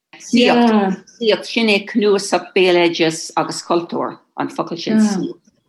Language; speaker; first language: Irish; non-native, local second language; English